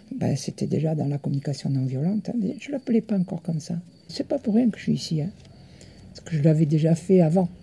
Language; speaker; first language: French; early bilingual, other home language; Italian